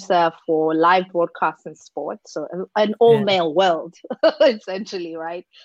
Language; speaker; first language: English; non-native, local second language; Xhosa